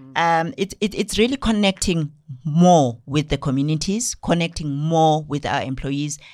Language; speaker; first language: English; non-native, local second language; Zulu